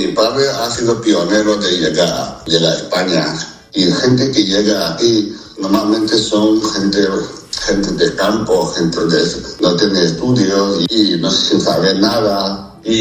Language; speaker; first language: Spanish; non-native, fluent; Chinese